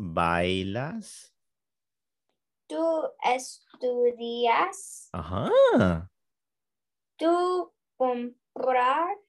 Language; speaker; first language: Spanish; non-native, learner; English